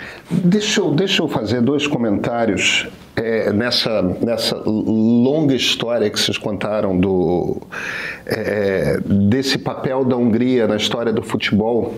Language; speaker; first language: Portuguese; native; Portuguese